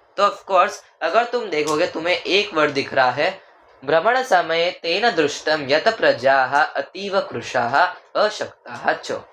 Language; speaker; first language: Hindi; non-native, local second language; Marathi